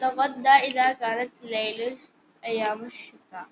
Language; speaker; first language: Arabic; non-native, learner; Urdu